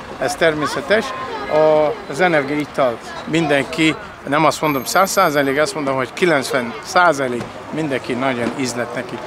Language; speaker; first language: Hungarian; non-native, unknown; Arabic